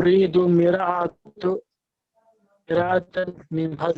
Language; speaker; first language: Arabic; non-native, learner; Urdu